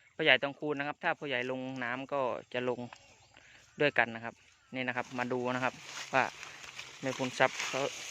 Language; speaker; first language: Thai; non-native, local second language; Khmer